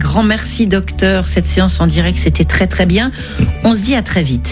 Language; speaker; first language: French; native; French